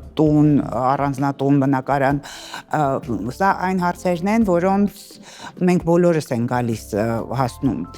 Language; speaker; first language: Armenian; native; Armenian